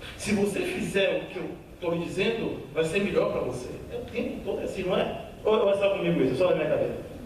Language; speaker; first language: Portuguese; native; Portuguese